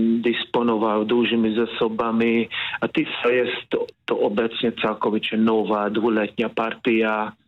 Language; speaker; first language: Polish; non-native, fluent; Hungarian